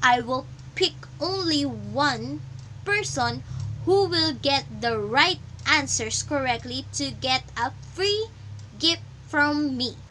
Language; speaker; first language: English; non-native, local second language; Filipino